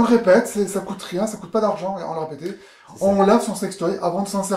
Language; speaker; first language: French; native; French